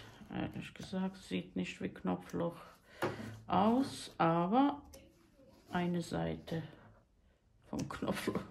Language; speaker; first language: German; non-native, learner; Croatian